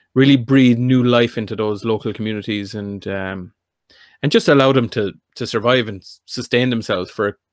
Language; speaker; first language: English; native; English